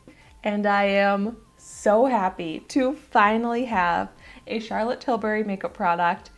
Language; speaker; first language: English; native; English